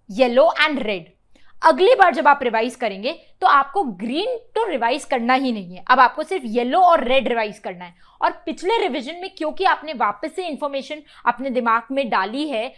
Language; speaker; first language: Hindi; native; Hindi